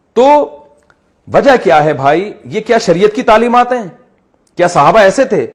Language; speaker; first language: Urdu; native; Urdu